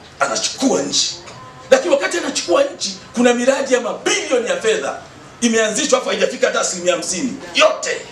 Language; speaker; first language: Swahili; native; Swahili